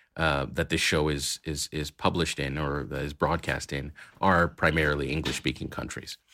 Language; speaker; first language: English; native; English